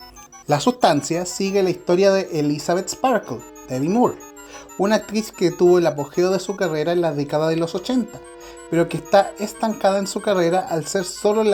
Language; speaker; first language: Spanish; native; Spanish